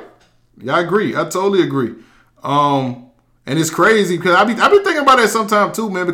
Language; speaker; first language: English; native; English